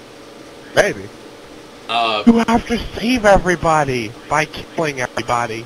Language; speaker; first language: English; native; English